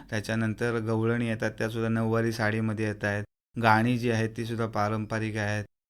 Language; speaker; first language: Marathi; native; Marathi